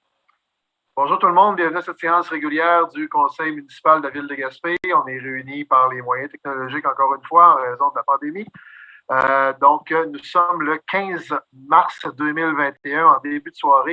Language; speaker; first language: French; native; French